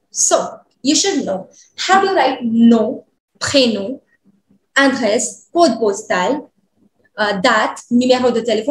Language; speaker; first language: French; non-native, fluent; Hindi